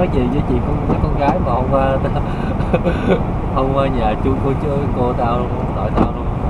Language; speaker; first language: Vietnamese; early bilingual, heritage; Vietnamese